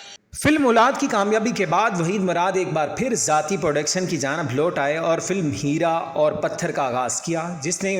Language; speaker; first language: Urdu; native; Urdu